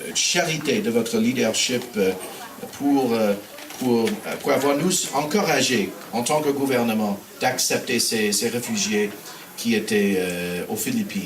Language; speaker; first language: French; non-native, learner; English